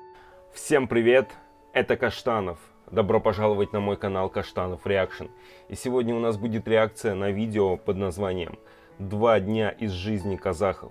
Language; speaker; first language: Russian; native; Russian